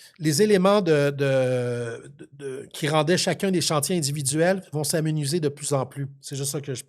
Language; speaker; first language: French; native; French